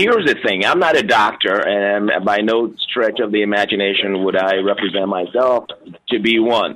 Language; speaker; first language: English; non-native, local second language; Yoruba